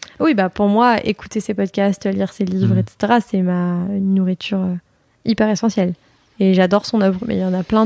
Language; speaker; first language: French; native; French